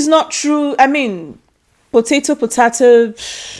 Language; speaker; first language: English; non-native, local second language; Igbo